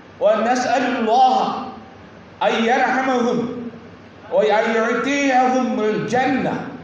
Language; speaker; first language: Arabic; non-native, learner; Bangla